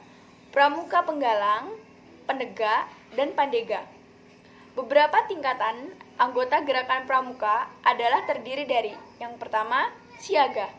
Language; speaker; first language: Indonesian; native; Indonesian